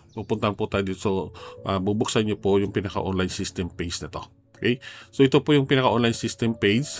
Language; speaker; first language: Filipino; native; Filipino